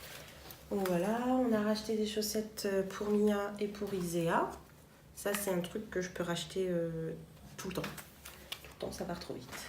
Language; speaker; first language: French; native; French